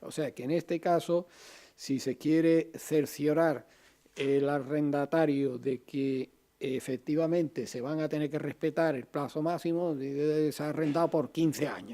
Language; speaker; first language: Spanish; native; Spanish